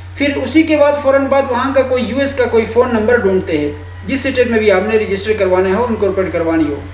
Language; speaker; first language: Urdu; non-native, local second language; Shina